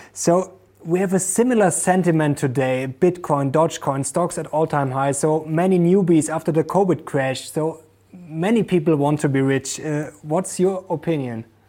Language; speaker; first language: English; non-native, fluent; German